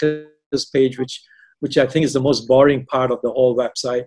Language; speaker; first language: English; non-native, local second language; Tamil